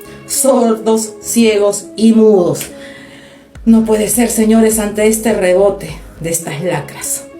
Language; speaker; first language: Spanish; native; Spanish